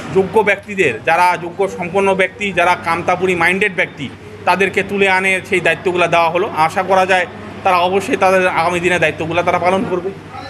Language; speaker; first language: Bangla; non-native, local second language; Rangpuri